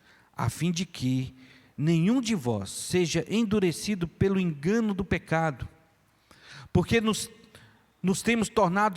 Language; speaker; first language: Portuguese; native; Portuguese